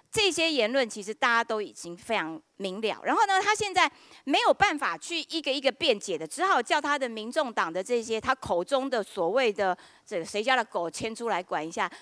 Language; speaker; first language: Chinese; native; Chinese